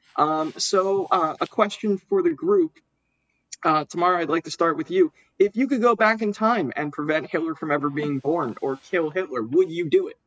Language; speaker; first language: English; native; English